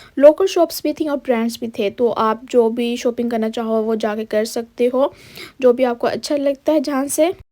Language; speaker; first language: Urdu; native; Urdu